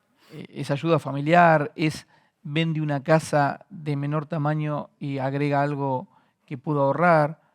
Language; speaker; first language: Spanish; native; Spanish